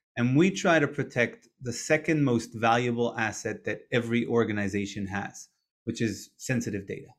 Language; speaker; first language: English; non-native, fluent; Hebrew